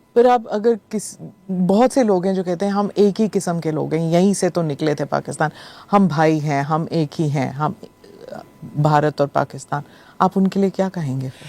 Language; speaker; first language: Hindi; native; Hindi